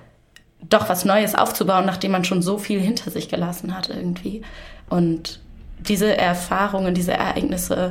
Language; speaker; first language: German; native; German